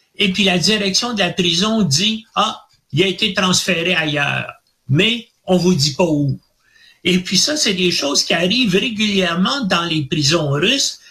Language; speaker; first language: French; native; French